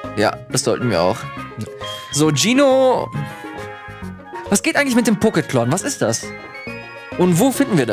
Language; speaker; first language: German; native; German